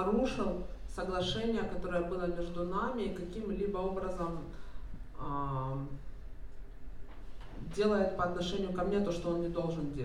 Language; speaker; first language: Russian; native; Russian